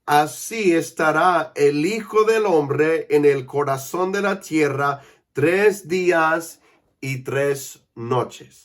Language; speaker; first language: Spanish; non-native, fluent; English